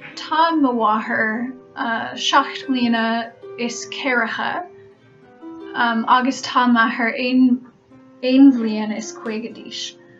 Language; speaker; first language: Irish; non-native, learner; English